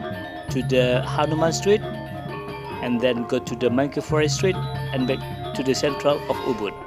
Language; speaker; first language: English; non-native, learner; Indonesian